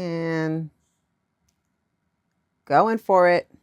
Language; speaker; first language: English; native; English